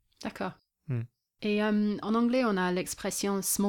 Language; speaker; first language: French; non-native, fluent; English